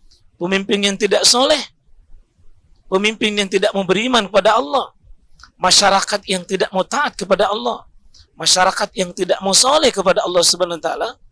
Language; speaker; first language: Indonesian; native; Indonesian